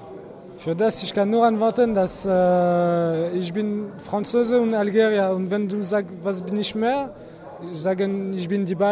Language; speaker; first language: German; non-native, learner; French